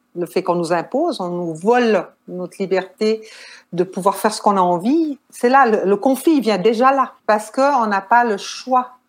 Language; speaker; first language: French; native; French